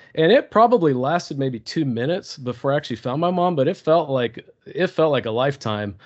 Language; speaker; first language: English; early bilingual, other home language; Turkish